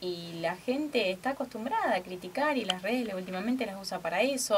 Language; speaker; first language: Spanish; native; Spanish